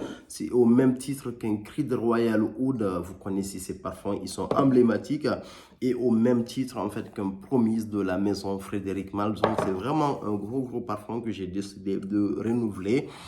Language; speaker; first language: French; native; French